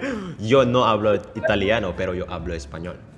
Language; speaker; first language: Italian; non-native, learner; Indonesian